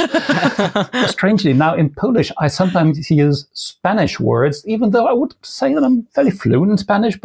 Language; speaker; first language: English; non-native, fluent; Limburgish